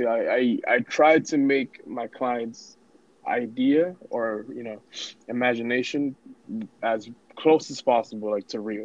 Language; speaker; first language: English; early bilingual, other home language; Spanish